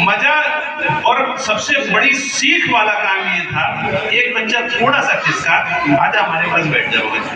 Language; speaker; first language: Hindi; native; Hindi